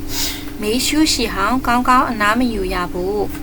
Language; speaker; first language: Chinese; non-native, fluent; Burmese